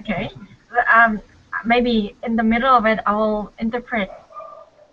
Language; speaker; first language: English; non-native, learner; Korean